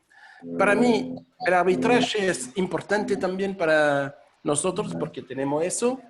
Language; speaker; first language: Spanish; non-native, fluent; French